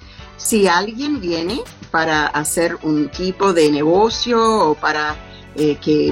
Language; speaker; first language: Spanish; non-native, fluent; English